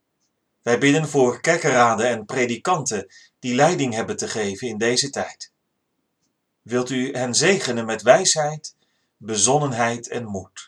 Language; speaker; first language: Dutch; native; Dutch